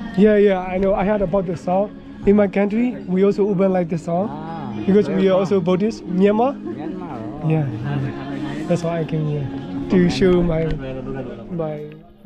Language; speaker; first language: English; non-native, learner; Burmese